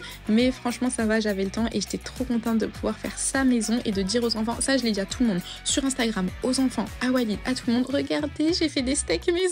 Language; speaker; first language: French; native; French